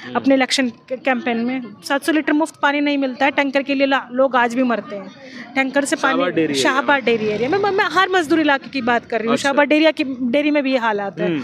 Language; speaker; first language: Hindi; native; Hindi